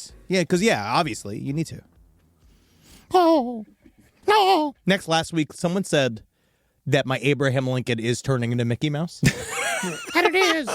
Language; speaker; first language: English; native; English